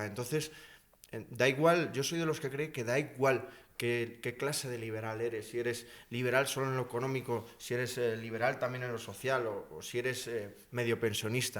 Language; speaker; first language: Spanish; native; Spanish